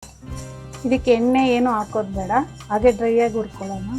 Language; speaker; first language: Kannada; native; Kannada